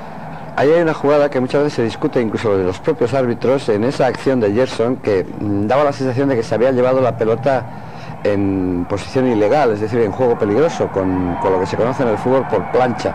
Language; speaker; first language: Spanish; native; Spanish